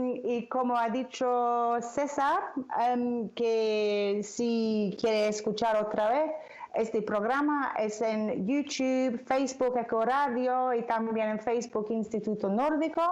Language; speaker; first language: Spanish; non-native, fluent; English